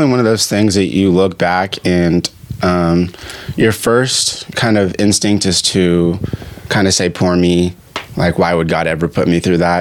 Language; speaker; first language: English; early bilingual, other home language; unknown